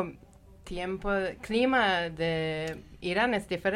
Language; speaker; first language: Spanish; non-native, learner; Persian